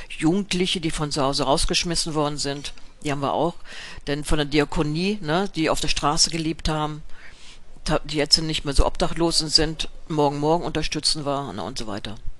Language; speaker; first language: German; native; German